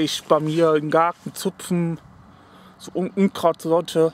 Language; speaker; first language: German; non-native, learner; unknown